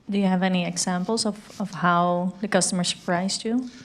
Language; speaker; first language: English; non-native, fluent; Dutch